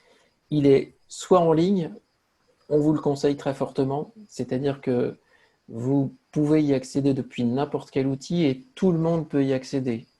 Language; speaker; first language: French; native; French